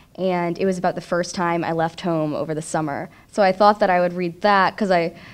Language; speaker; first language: English; native; English